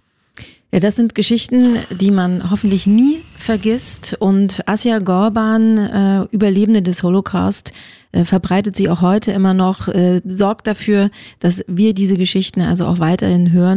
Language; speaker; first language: German; native; German